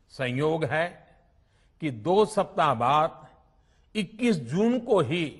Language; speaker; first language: Hindi; non-native, local second language; Gujarati